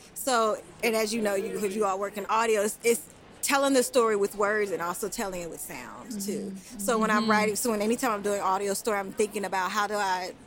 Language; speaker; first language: English; native; English